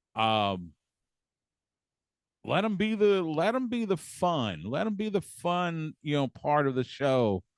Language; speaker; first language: English; native; English